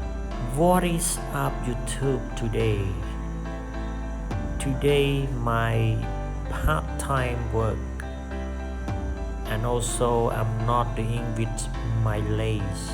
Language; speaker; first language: English; non-native, learner; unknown